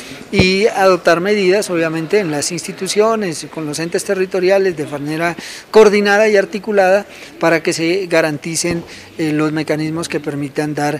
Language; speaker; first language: Spanish; native; Spanish